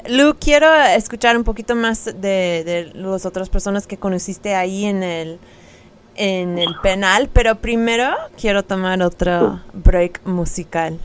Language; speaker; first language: Spanish; non-native, fluent; English